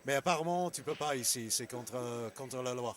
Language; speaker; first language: French; non-native, learner; English